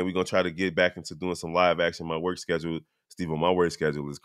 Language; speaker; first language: English; native; English